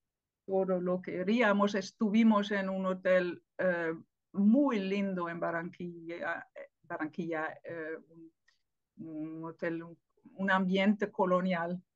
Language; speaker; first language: Spanish; non-native, fluent; Dutch